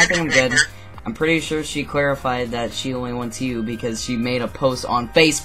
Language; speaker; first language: English; native; English